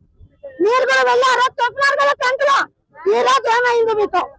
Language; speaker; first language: Telugu; native; Telugu